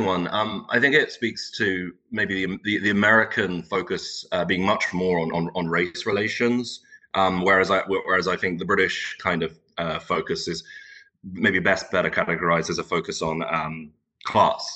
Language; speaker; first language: English; non-native, local second language; Turkish